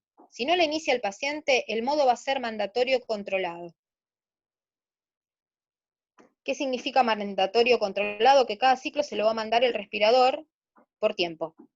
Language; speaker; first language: Spanish; native; Spanish